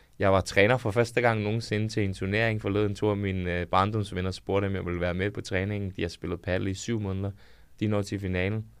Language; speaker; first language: Danish; early bilingual, other home language; Serbian